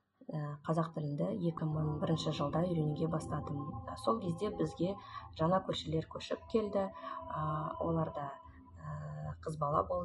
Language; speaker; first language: Kazakh; non-native, local second language; Russian